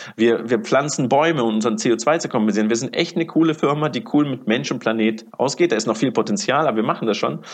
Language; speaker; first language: German; early bilingual, other home language; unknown